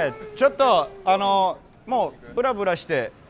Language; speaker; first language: Japanese; non-native, fluent; English